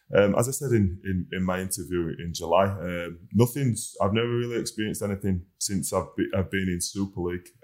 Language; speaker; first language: English; native; English